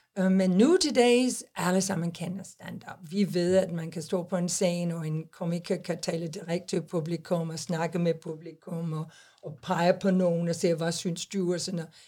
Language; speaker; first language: Danish; non-native, fluent; English